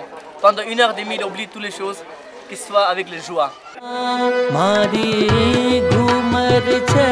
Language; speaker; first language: French; non-native, learner; Hindi